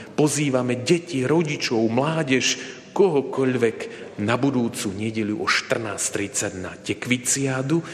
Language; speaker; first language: Slovak; native; Slovak